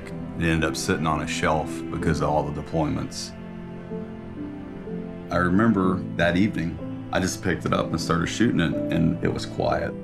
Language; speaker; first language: English; native; English